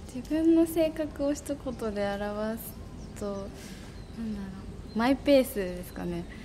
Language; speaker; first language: Japanese; native; Japanese